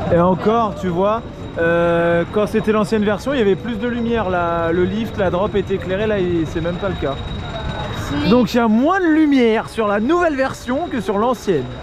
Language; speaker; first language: French; native; French